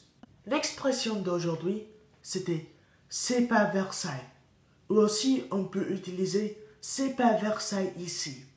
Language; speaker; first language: French; non-native, learner; English